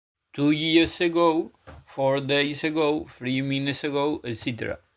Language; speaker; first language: English; non-native, fluent; Spanish